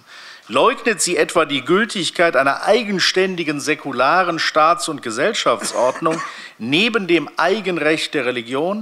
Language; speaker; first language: German; native; German